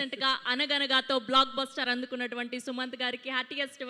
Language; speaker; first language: Telugu; native; Telugu